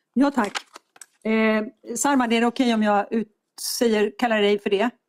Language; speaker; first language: Swedish; native; Swedish